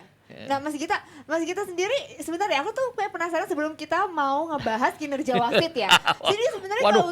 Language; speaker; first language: Indonesian; native; Indonesian